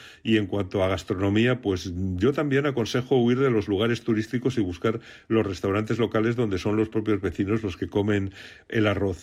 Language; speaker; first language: Spanish; native; Spanish